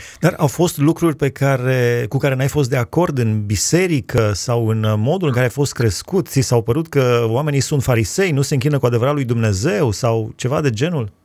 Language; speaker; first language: Romanian; native; Romanian